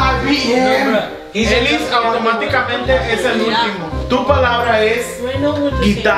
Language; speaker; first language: Spanish; early bilingual, heritage; Spanish